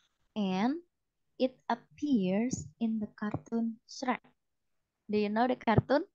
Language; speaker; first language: English; non-native, fluent; Indonesian